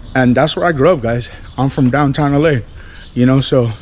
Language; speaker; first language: English; native; English